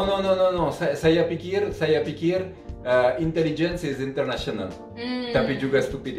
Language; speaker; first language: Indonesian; non-native, fluent; French